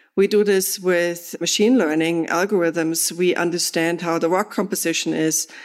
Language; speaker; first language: English; non-native, fluent; German